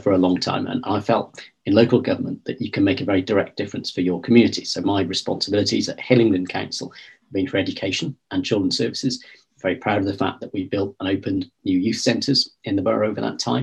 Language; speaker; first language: English; native; English